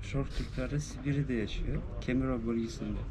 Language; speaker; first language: Turkish; non-native, fluent; Russian